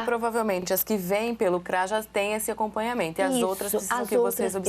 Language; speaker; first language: Portuguese; native; Portuguese